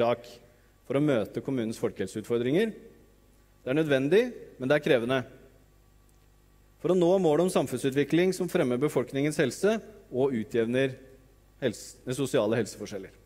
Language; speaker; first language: Norwegian; native; Norwegian